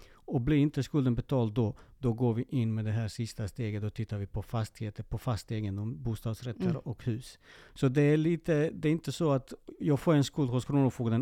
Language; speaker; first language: Swedish; early bilingual, other home language; Serbian